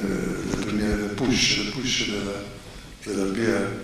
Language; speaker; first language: French; non-native, fluent; Italian